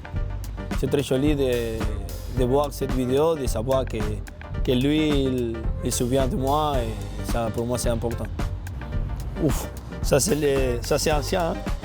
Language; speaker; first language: French; non-native, learner; Spanish